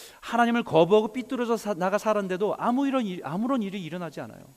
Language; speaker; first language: Korean; native; Korean